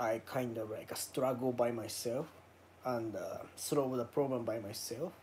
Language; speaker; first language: English; non-native, learner; Japanese